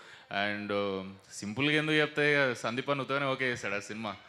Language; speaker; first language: Telugu; native; Telugu